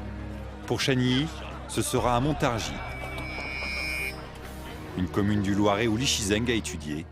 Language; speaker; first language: French; native; French